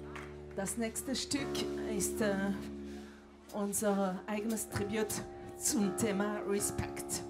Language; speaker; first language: German; non-native, local second language; French